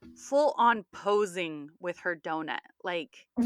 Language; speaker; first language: English; native; English